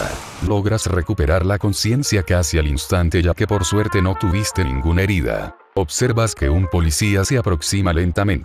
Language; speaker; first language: Spanish; native; Spanish